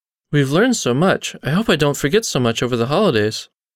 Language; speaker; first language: English; native; English